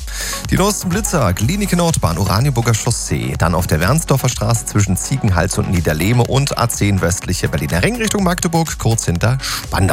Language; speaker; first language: German; native; German